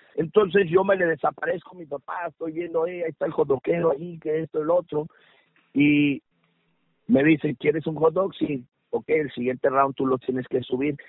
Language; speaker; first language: Spanish; early bilingual, heritage; Spanish